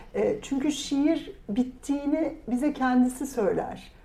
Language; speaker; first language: Turkish; native; Turkish